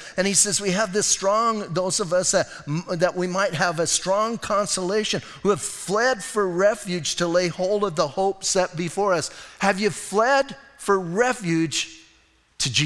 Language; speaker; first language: English; native; English